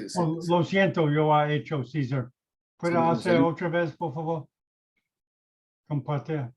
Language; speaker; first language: Spanish; non-native, learner; English